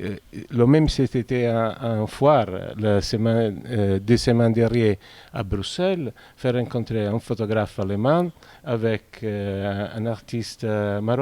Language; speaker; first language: French; non-native, fluent; Italian